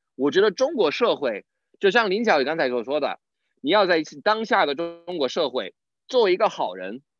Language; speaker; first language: Chinese; non-native, fluent; English